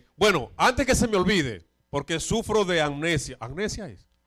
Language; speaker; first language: Spanish; native; Spanish